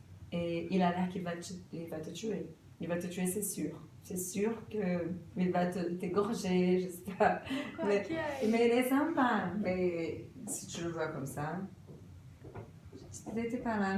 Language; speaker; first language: French; non-native, fluent; Portuguese